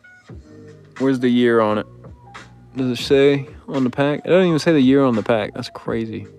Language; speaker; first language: English; native; English